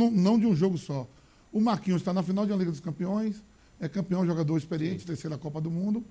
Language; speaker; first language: Portuguese; native; Portuguese